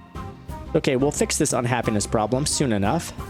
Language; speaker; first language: English; native; English